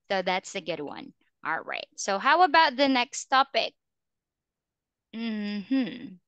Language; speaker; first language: English; non-native, fluent; Filipino